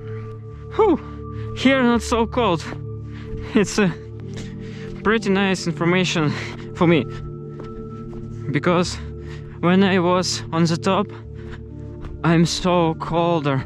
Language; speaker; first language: English; non-native, learner; Russian